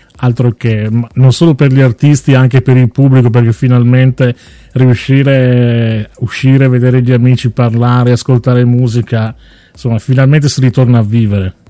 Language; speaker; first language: Italian; native; Italian